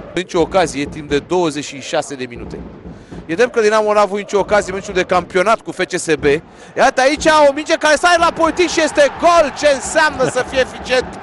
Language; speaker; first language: Romanian; native; Romanian